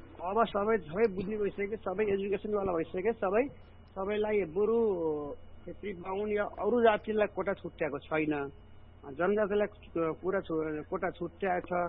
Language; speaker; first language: Nepali; native; Nepali